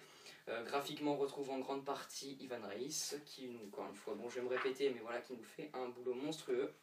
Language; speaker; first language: French; native; French